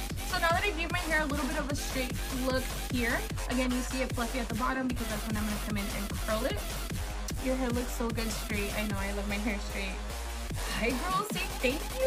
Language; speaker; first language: English; early bilingual, other home language; Spanish